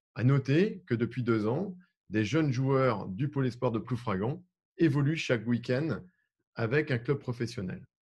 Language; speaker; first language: French; native; French